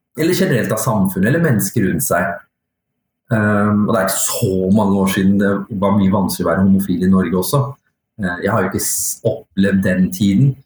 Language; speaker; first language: Norwegian; early bilingual, other home language; Urdu